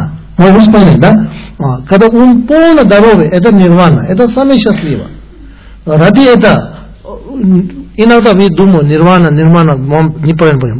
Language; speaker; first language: Russian; non-native, learner; Tibetan